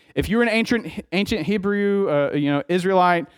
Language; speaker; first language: English; native; English